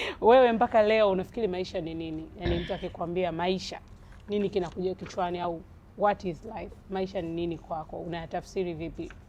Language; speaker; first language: Swahili; native; Swahili